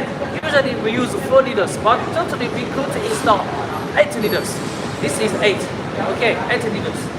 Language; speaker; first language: English; non-native, learner; Chinese